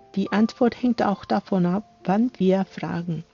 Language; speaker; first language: German; non-native, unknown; Korean